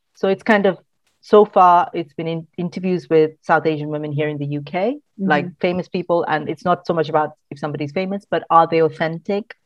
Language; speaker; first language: English; non-native, local second language; Malayalam